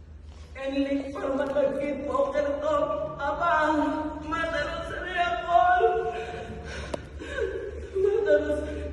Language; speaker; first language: Hebrew; non-native, learner; Filipino